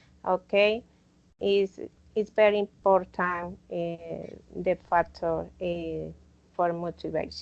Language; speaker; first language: English; non-native, learner; Spanish